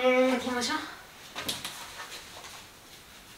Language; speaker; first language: Japanese; non-native, learner; Russian